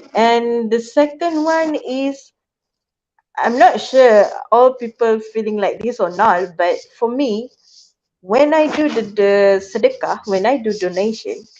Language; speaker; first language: English; non-native, fluent; Malay